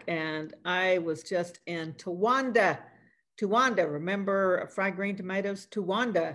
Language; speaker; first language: English; native; English